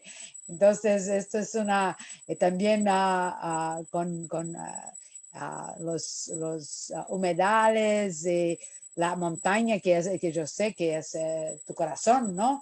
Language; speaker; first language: Spanish; non-native, fluent; Portuguese